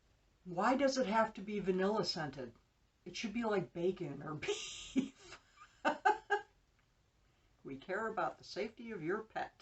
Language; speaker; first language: English; native; English